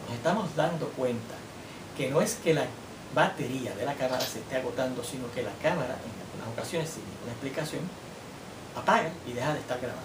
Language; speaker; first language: Spanish; native; Spanish